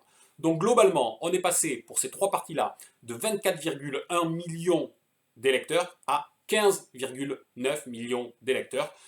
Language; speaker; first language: French; native; French